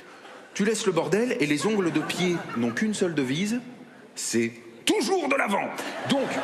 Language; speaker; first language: French; native; French